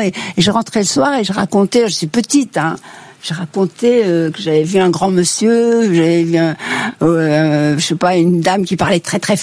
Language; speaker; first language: French; native; French